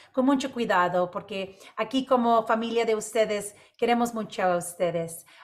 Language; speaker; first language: Spanish; non-native, local second language; English